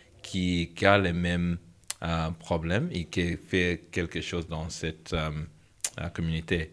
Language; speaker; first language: French; non-native, learner; English